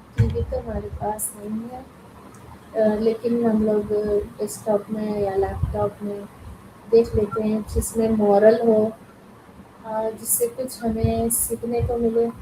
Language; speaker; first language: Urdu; native; Urdu